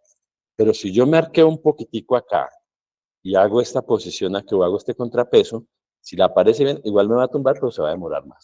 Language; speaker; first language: Spanish; native; Spanish